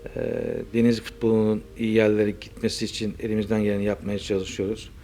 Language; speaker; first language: Turkish; native; Turkish